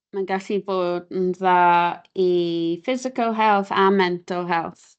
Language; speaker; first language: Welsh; non-native, local second language; English